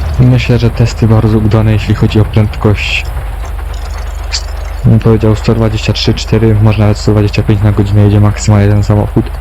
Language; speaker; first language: Polish; native; Polish